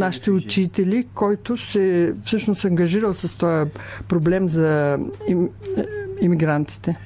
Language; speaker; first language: Bulgarian; native; Bulgarian